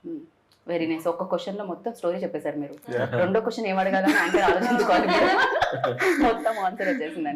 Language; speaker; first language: Telugu; native; Telugu